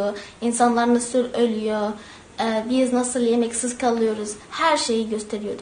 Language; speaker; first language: Turkish; non-native, learner; Arabic